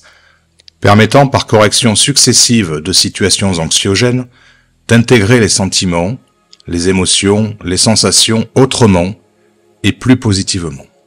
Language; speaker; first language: French; native; French